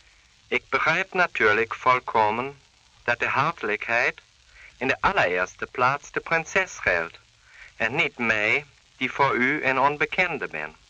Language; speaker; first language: Dutch; non-native, fluent; German